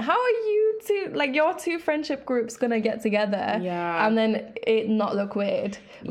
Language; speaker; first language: English; native; English